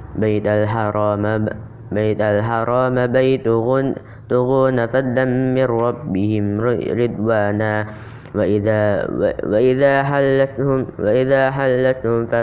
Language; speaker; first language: Arabic; non-native, learner; Indonesian